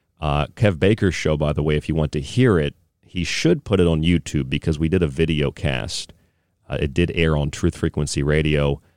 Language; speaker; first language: English; native; English